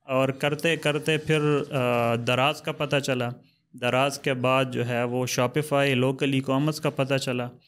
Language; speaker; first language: Urdu; non-native, local second language; Pashto